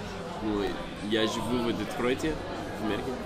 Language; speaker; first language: Russian; non-native, learner; English